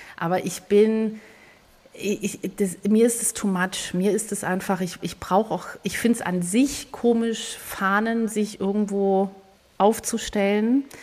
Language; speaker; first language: German; early bilingual, other home language; Greek